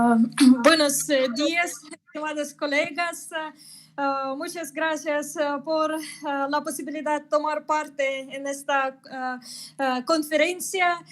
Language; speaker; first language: Spanish; non-native, fluent; Russian